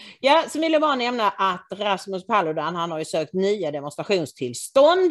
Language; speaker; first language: Swedish; native; Swedish